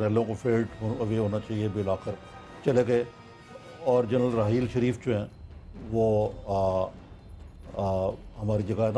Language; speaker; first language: Urdu; native; Urdu